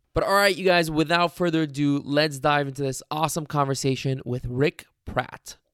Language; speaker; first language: English; native; English